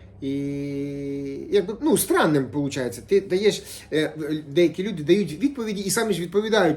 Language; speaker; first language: Ukrainian; native; Ukrainian